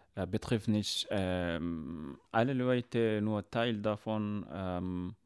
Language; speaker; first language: German; non-native, learner; Arabic